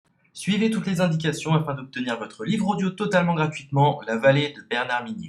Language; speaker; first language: French; native; French